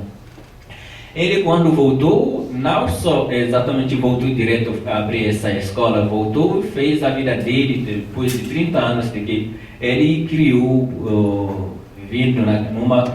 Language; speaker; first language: Portuguese; non-native, fluent; Tamasheq